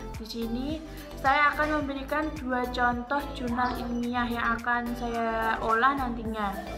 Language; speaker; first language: Indonesian; native; Indonesian